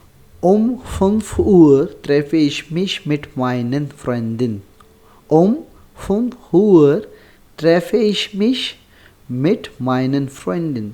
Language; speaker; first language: German; non-native, learner; Urdu